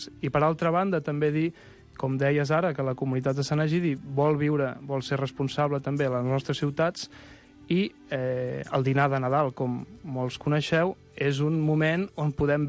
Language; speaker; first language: Catalan; native; Catalan